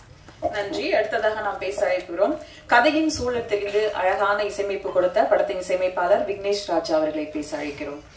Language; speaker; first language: Tamil; native; Tamil